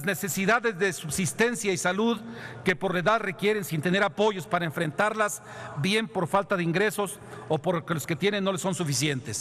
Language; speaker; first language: Spanish; native; Spanish